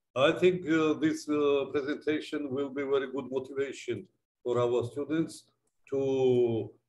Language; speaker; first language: English; non-native, learner; Georgian